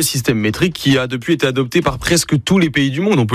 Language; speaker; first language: French; native; French